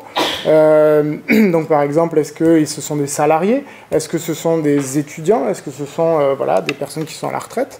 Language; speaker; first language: French; native; French